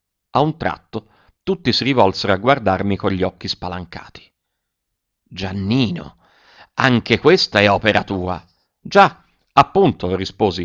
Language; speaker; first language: Italian; native; Italian